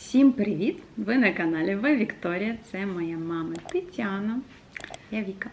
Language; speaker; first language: Ukrainian; non-native, local second language; Russian